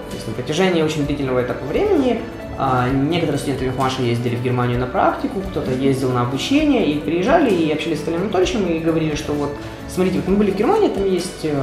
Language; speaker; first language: Russian; non-native, local second language; Ukrainian